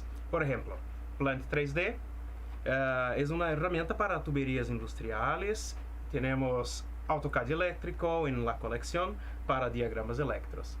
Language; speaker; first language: Spanish; non-native, fluent; Portuguese